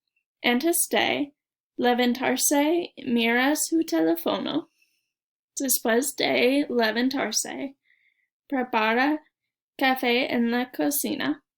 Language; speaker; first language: Spanish; non-native, learner; English